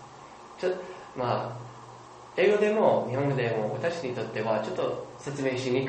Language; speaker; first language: Japanese; non-native, learner; English